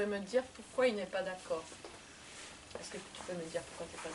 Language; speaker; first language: French; native; French